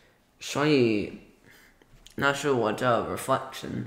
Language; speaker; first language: Chinese; early bilingual, heritage; Chinese